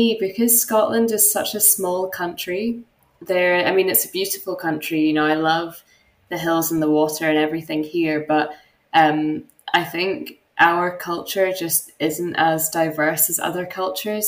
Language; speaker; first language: English; native; English